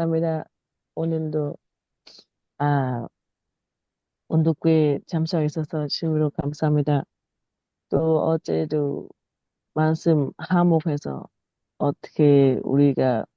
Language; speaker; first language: Korean; non-native, learner; Thai